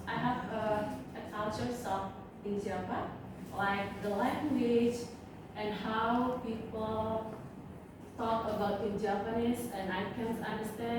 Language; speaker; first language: English; non-native, learner; Indonesian